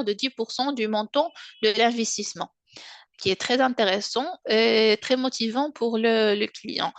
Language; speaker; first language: French; non-native, local second language; Arabic